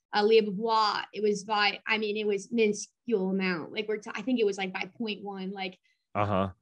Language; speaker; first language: English; native; English